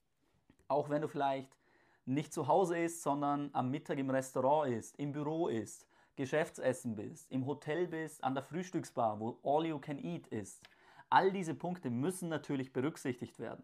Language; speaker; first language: German; native; German